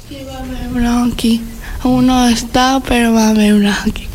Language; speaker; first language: Catalan; non-native, learner; Spanish